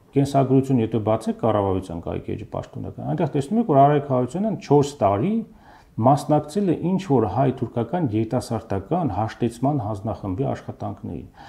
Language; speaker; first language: Armenian; native; Armenian